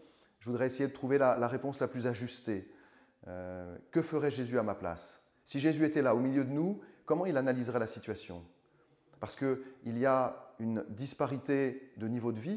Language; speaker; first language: French; native; French